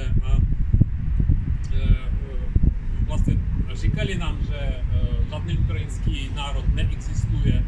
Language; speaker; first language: Czech; non-native, fluent; Ukrainian